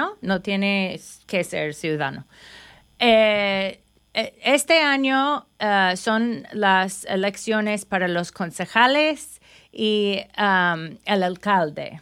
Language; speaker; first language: Spanish; non-native, fluent; English